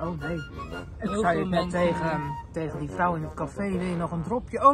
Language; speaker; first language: Dutch; native; Dutch